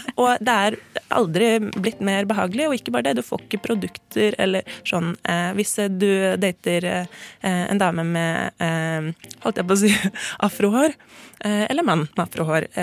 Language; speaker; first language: Norwegian; native; Norwegian